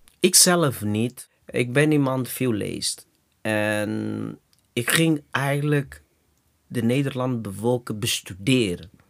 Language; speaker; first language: Dutch; non-native, fluent; Portuguese